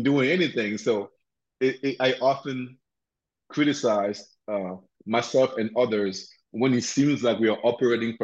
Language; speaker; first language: English; non-native, local second language; French